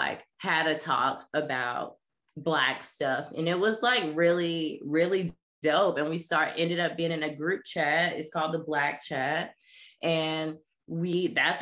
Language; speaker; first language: English; native; English